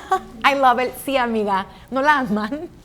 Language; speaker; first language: Spanish; native; Spanish